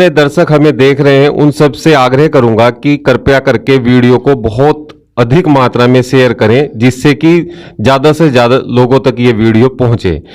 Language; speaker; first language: Hindi; native; Hindi